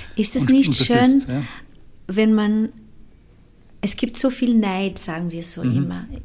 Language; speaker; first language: German; non-native, fluent; Portuguese